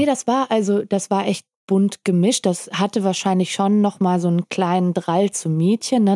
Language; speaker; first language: German; native; German